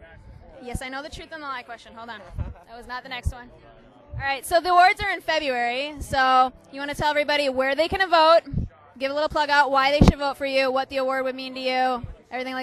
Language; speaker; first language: English; native; English